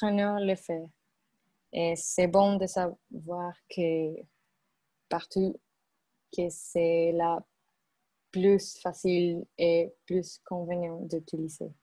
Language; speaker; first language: French; non-native, learner; Spanish